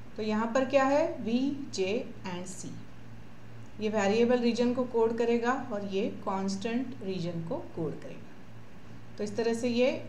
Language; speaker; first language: Hindi; non-native, local second language; Marathi